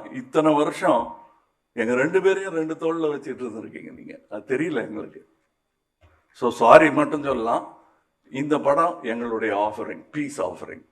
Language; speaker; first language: Tamil; native; Tamil